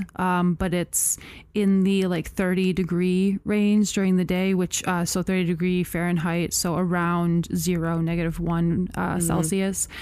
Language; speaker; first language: English; native; English